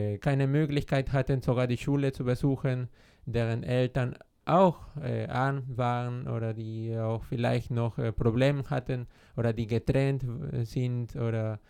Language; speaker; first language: German; non-native, fluent; Spanish